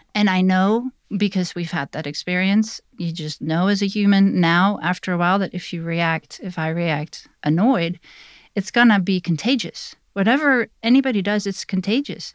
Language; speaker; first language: English; non-native, fluent; Dutch